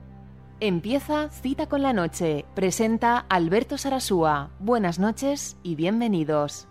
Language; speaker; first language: Spanish; native; Spanish